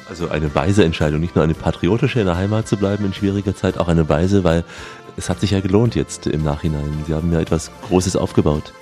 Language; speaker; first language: German; native; German